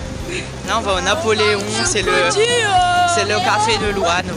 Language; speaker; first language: French; native; French